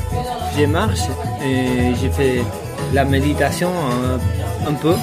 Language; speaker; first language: French; non-native, learner; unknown